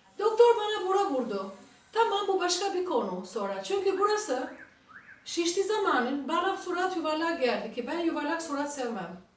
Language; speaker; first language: Turkish; non-native, fluent; Albanian